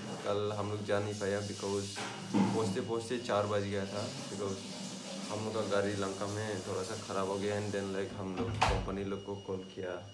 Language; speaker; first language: Hindi; non-native, local second language; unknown